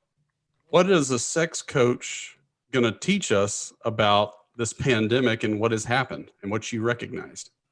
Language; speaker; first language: English; native; English